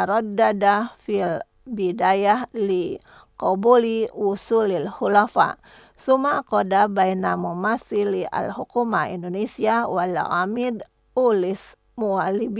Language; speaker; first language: Arabic; non-native, fluent; Indonesian